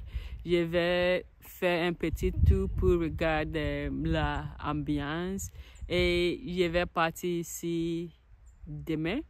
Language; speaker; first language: French; non-native, learner; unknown